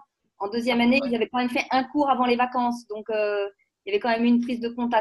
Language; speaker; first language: French; native; French